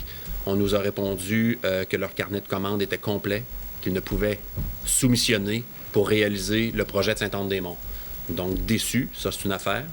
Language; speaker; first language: French; native; French